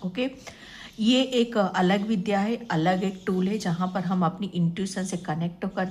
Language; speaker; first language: Hindi; native; Hindi